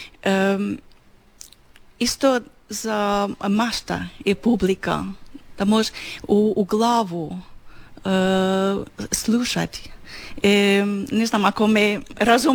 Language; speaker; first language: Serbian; non-native, learner; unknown